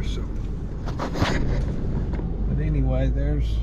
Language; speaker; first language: English; native; English